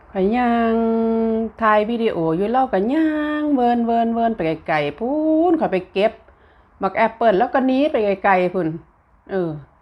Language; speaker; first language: Thai; native; Thai